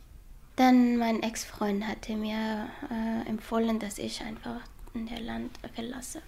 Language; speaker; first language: German; non-native, learner; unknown